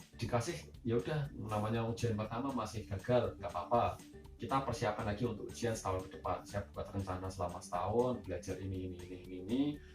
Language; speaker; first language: Indonesian; native; Indonesian